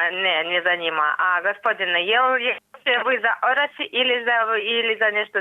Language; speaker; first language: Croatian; non-native, learner; Russian